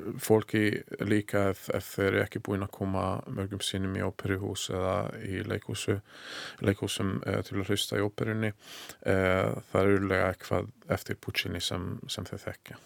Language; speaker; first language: Icelandic; non-native, learner; Hungarian